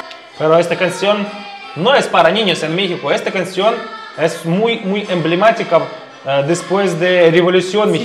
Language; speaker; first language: Spanish; non-native, fluent; Russian